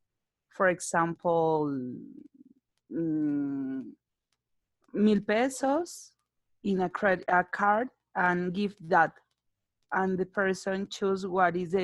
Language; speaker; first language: English; non-native, learner; Spanish